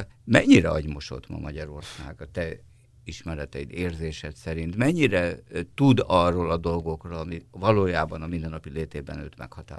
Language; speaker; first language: Hungarian; native; Hungarian